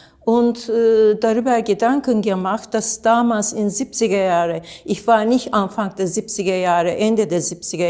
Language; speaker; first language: German; non-native, learner; Turkish